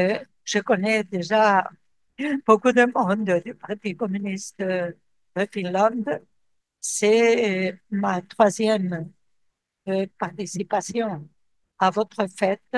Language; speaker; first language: French; non-native, fluent; Spanish